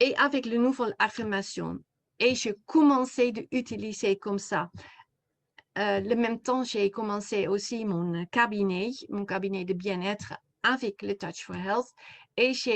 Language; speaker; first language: French; non-native, fluent; Dutch